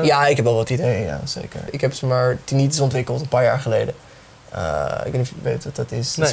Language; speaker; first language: Dutch; native; Dutch